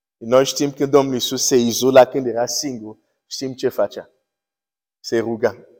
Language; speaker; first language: Romanian; early bilingual, heritage; Romanian